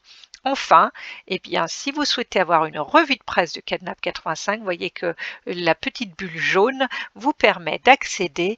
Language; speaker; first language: French; native; French